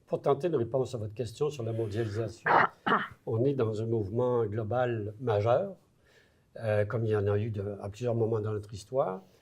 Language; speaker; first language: French; native; French